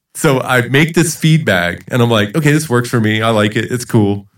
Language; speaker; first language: English; native; English